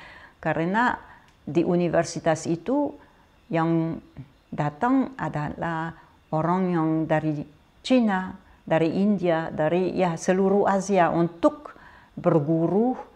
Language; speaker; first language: Indonesian; non-native, fluent; French